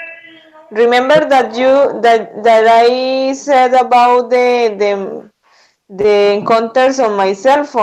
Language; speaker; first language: English; non-native, learner; Spanish